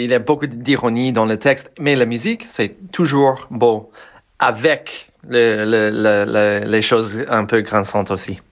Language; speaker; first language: French; non-native, fluent; English